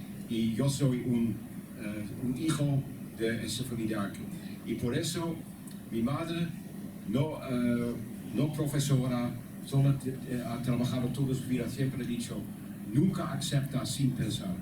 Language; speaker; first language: Spanish; non-native, learner; Dutch